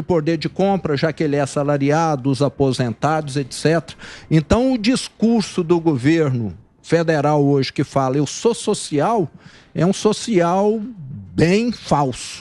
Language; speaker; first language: Portuguese; native; Portuguese